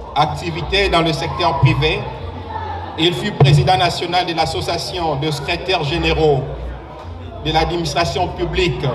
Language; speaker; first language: French; non-native, local second language; Lingala